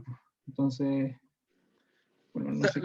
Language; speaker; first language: Spanish; native; Spanish